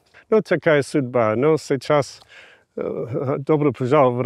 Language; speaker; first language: Russian; non-native, fluent; English